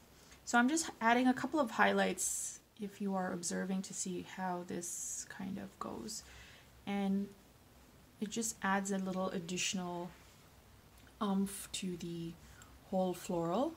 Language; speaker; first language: English; native; English